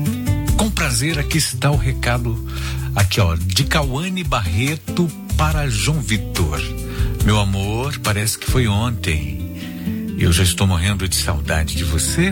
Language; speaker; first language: Portuguese; native; Portuguese